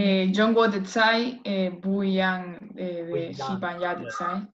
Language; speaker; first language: Chinese; non-native, learner; Spanish